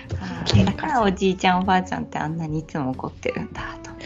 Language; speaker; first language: Japanese; native; Japanese